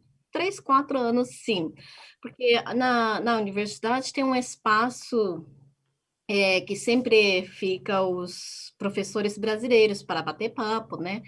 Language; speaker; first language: Portuguese; non-native, fluent; Japanese